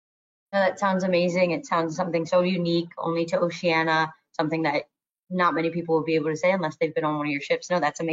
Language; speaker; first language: English; native; English